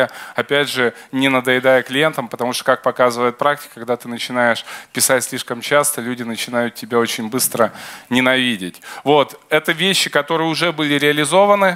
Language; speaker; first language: Russian; native; Russian